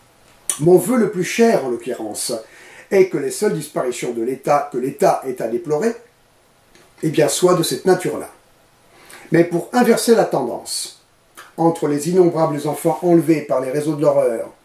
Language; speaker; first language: French; native; French